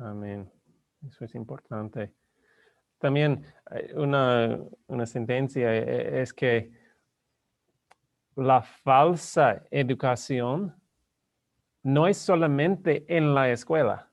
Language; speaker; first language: Spanish; non-native, learner; English